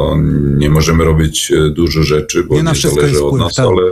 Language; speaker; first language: Polish; non-native, learner; Serbian